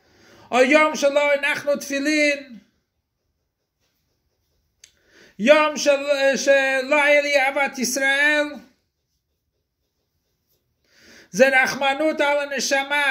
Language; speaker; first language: Hebrew; non-native, fluent; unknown